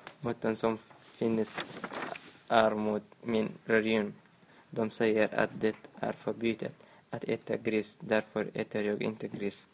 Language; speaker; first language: Swedish; non-native, learner; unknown